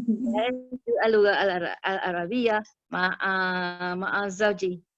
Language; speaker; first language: Arabic; non-native, learner; Malay